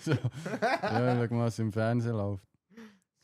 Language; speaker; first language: German; native; German